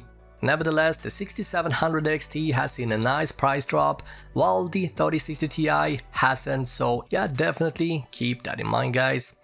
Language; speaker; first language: English; native; English